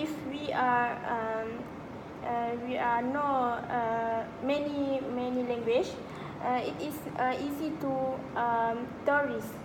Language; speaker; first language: English; non-native, local second language; Malay